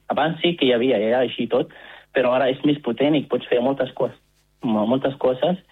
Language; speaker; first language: Catalan; non-native, learner; Arabic